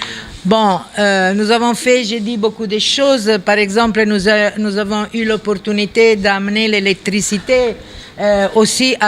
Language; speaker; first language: French; non-native, fluent; Italian